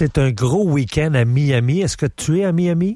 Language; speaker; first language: French; native; French